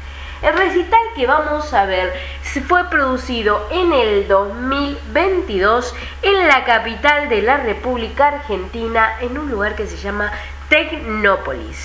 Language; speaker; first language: Spanish; native; Spanish